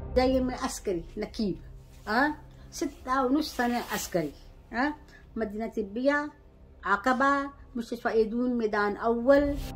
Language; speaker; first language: Arabic; non-native, learner; Urdu